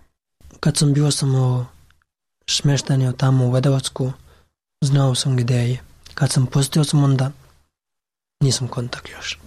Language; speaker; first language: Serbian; non-native, learner; Pashto